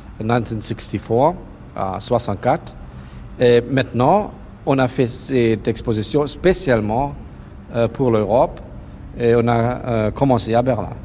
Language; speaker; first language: French; non-native, learner; German